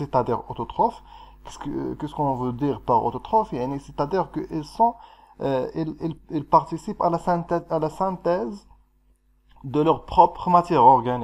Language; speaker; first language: French; non-native, local second language; Arabic